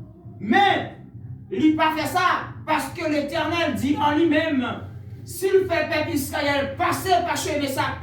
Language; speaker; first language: French; non-native, local second language; Haitian Creole